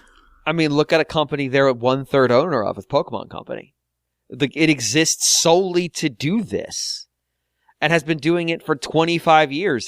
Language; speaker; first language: English; native; English